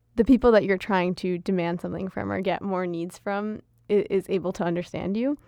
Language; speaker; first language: English; early bilingual, other home language; Gujarati